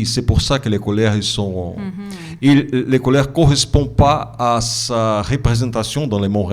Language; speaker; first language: French; non-native, fluent; Portuguese